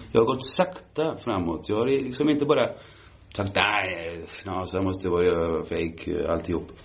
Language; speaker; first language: Swedish; early bilingual, heritage; Swedish